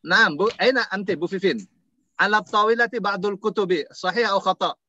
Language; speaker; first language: Arabic; non-native, fluent; Indonesian